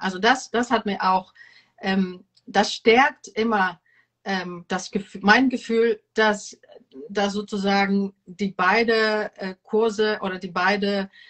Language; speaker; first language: German; non-native, fluent; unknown